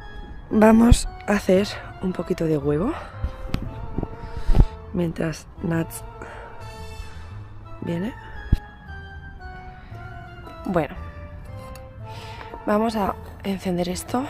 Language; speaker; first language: Spanish; non-native, learner; Italian